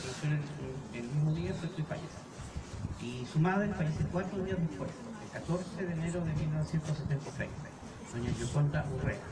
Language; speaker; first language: Spanish; native; Spanish